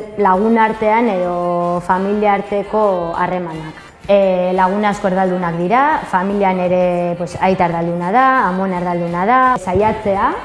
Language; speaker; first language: Basque; non-native, local second language; Spanish